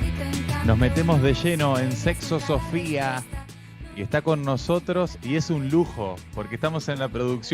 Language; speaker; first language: Spanish; native; Spanish